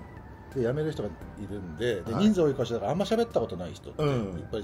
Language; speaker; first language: Japanese; native; Japanese